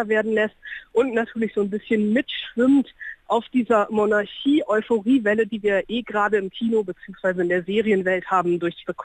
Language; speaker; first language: German; native; German